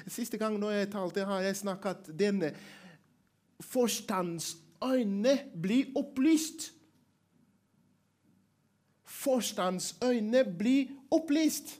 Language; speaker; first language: Norwegian; non-native, fluent; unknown